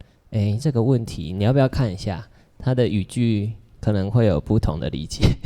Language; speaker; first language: Chinese; native; Chinese